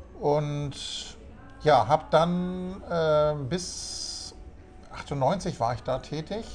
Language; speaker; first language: German; native; German